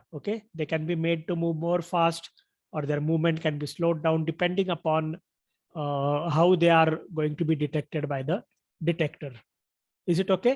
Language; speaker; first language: English; non-native, local second language; Marathi